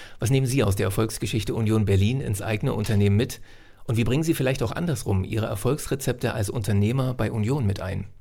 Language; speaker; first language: German; native; German